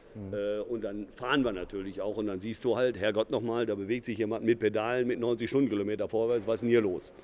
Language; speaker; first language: German; native; German